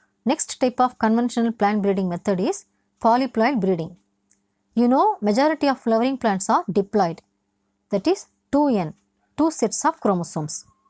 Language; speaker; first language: English; non-native, local second language; Tamil